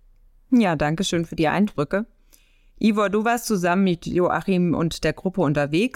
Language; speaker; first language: German; native; German